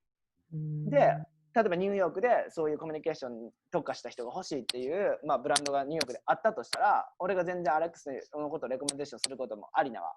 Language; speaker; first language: Japanese; native; Japanese